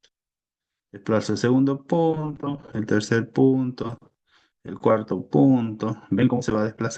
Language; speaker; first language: Spanish; native; Spanish